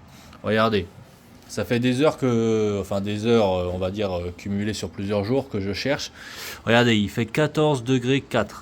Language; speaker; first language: French; native; French